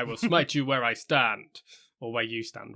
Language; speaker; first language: English; native; English